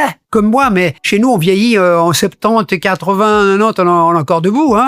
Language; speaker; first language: French; native; French